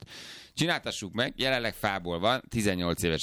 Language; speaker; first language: Hungarian; native; Hungarian